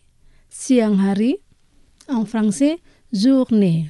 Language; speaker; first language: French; non-native, fluent; Indonesian